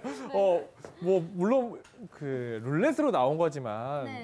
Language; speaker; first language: Korean; native; Korean